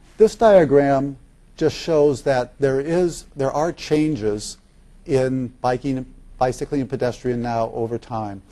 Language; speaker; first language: English; native; English